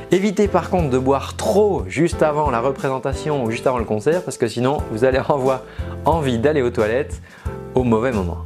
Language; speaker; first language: French; native; French